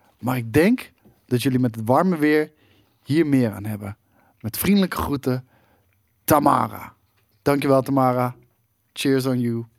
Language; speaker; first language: Dutch; native; Dutch